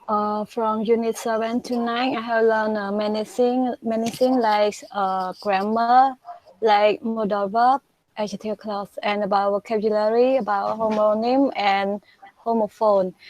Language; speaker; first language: English; non-native, learner; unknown